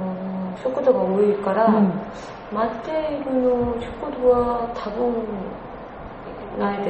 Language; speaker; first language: Japanese; non-native, learner; Korean